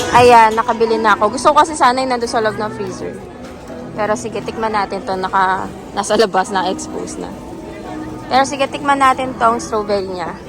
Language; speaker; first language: Filipino; native; Filipino